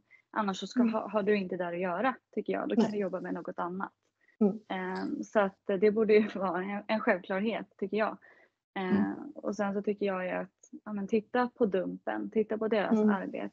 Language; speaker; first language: Swedish; native; Swedish